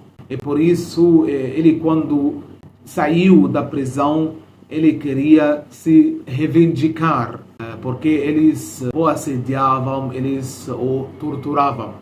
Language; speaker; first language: Portuguese; non-native, fluent; Arabic